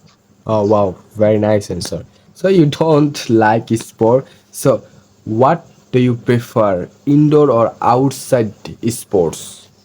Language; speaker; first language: English; non-native, fluent; Bangla